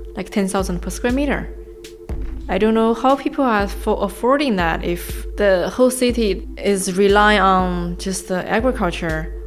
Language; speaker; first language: English; non-native, fluent; Chinese